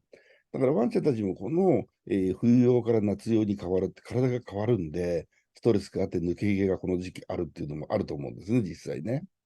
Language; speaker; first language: Japanese; native; Japanese